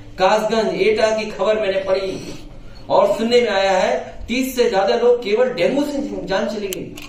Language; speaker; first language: Hindi; native; Hindi